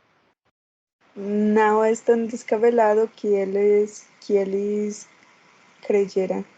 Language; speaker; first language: Portuguese; non-native, learner; Spanish